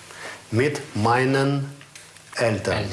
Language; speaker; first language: German; non-native, fluent; Russian